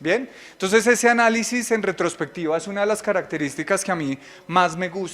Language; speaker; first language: Spanish; native; Spanish